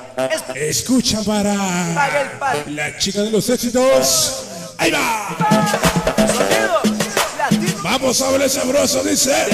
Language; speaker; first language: Spanish; native; Spanish